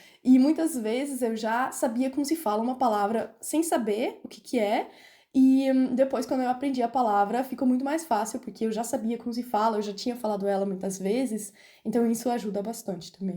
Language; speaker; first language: Portuguese; non-native, fluent; German